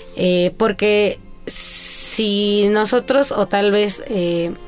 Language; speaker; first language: Spanish; native; Spanish